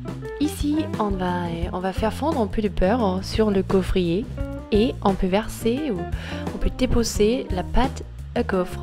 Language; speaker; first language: French; non-native, fluent; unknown